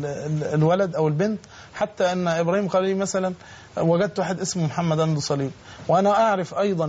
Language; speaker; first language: Arabic; native; Arabic